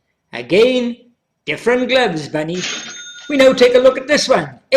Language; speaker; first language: English; native; English